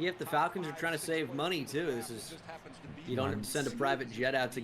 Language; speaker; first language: English; native; English